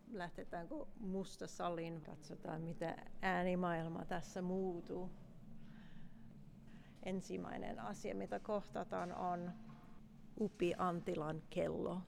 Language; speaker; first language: Finnish; non-native, fluent; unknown